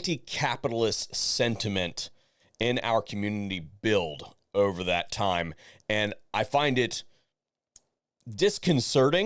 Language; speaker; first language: English; native; English